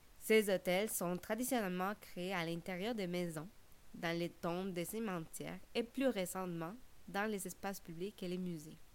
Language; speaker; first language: French; non-native, fluent; Spanish